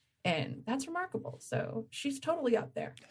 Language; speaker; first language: English; native; English